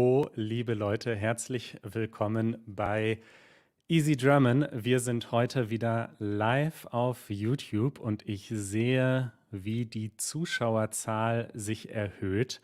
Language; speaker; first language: German; native; German